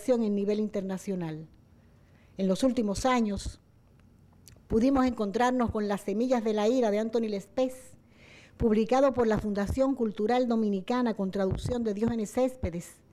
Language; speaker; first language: Spanish; native; Spanish